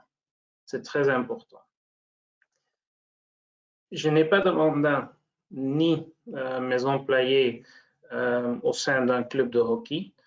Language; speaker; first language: French; non-native, local second language; Dutch